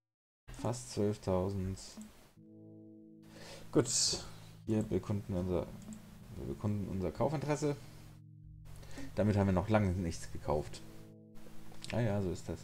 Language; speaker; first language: German; native; German